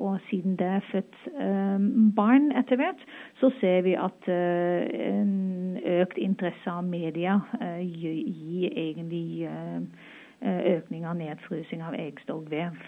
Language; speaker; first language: Norwegian; non-native, fluent; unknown